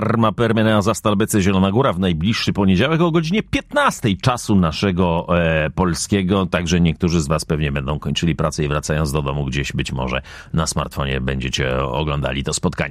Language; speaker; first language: Polish; native; Polish